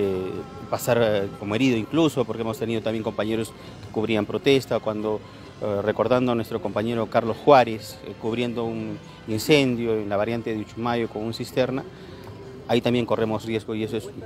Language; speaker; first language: Spanish; native; Spanish